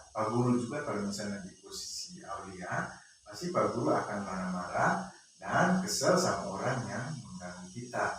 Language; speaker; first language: Indonesian; non-native, local second language; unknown